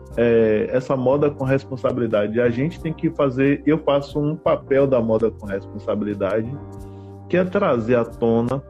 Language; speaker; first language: Portuguese; native; Portuguese